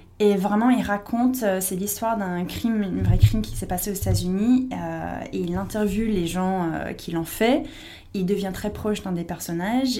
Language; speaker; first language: French; non-native, fluent; English